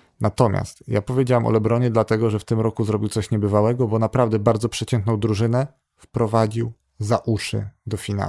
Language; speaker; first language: Polish; native; Polish